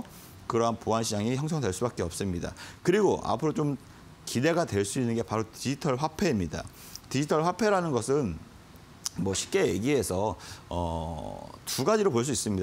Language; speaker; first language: Korean; native; Korean